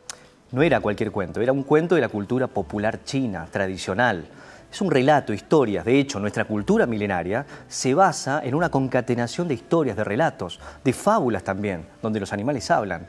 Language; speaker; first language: Spanish; native; Spanish